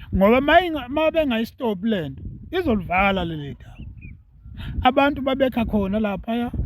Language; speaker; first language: Zulu; native; Zulu